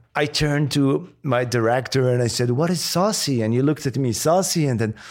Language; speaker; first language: English; non-native, fluent; Arabic